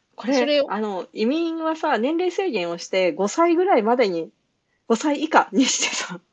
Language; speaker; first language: Japanese; native; Japanese